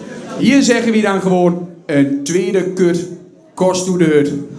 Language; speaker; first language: Dutch; native; Dutch